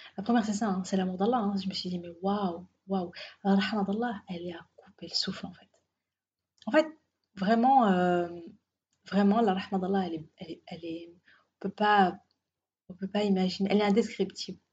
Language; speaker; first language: French; native; French